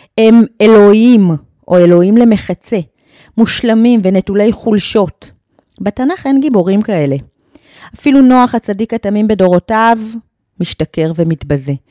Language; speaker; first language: Hebrew; native; Hebrew